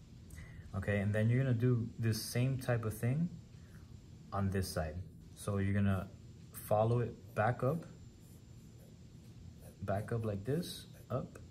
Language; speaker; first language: English; native; English